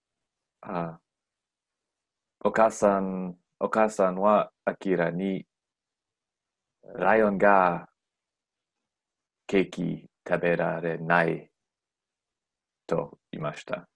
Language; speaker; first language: Japanese; non-native, learner; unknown